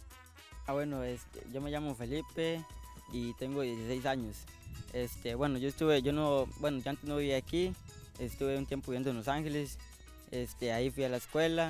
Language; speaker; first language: Spanish; early bilingual, heritage; Spanish